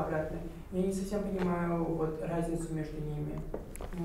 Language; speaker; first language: Russian; native; Russian